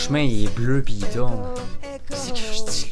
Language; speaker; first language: French; native; French